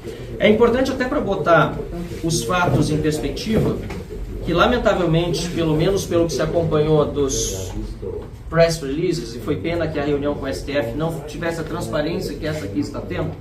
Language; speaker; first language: Portuguese; native; Portuguese